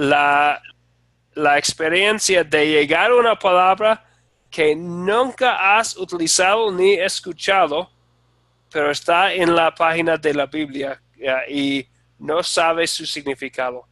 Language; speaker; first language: Spanish; non-native, fluent; English